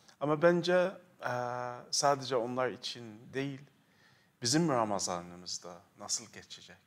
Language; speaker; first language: Turkish; non-native, fluent; Arabic